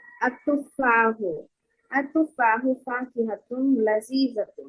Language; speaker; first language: Arabic; non-native, learner; Bangla